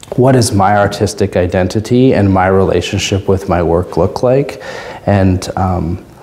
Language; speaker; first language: English; native; English